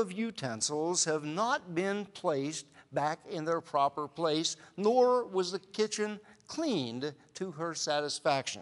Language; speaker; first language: English; native; English